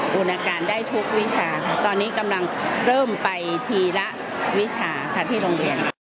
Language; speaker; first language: Thai; native; Thai